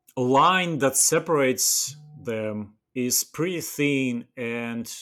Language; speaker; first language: English; non-native, fluent; Russian